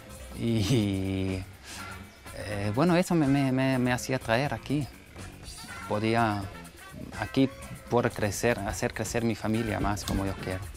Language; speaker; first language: Spanish; non-native, fluent; German